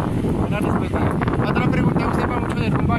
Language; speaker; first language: Spanish; non-native, fluent; French